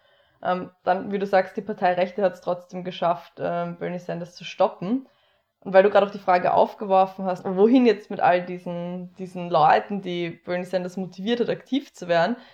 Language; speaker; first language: German; native; German